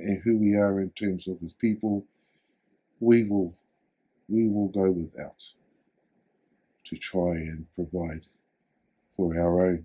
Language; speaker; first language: English; native; English